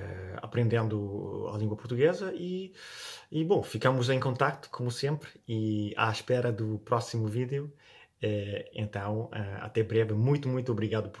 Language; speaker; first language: Portuguese; non-native, fluent; Italian